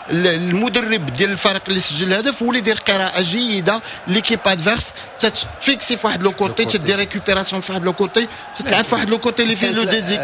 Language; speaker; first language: Arabic; native; Arabic